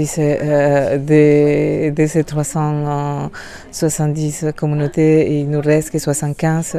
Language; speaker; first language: French; non-native, fluent; Spanish